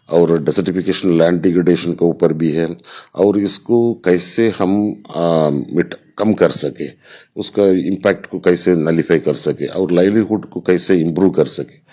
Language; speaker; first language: Hindi; non-native, local second language; Gujarati